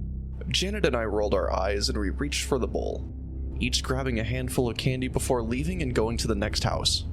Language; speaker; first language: English; native; English